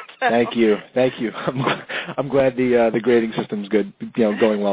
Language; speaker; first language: English; native; English